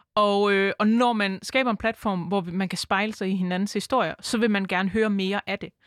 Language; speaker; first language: Danish; native; Danish